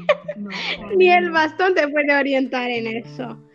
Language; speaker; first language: Spanish; early bilingual, other home language; Arabic